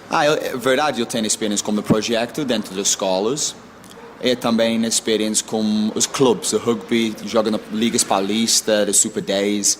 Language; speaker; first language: Portuguese; non-native, learner; English